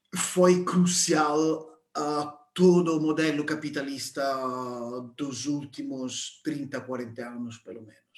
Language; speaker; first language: Portuguese; non-native, fluent; Italian